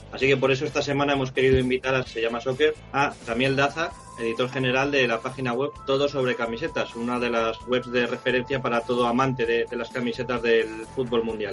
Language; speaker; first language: Spanish; native; Spanish